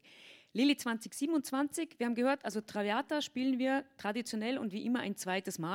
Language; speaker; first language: German; native; German